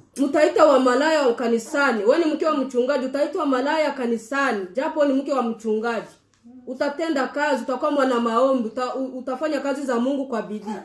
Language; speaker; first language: Swahili; native; Swahili